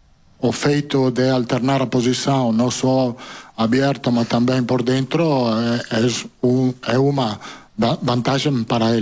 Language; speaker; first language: Portuguese; non-native, learner; Italian